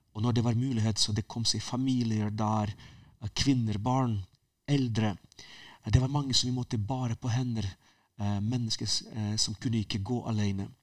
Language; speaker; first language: Norwegian; non-native, fluent; Ukrainian